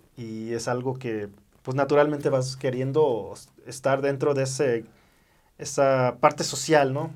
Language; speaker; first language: Spanish; early bilingual, heritage; Spanish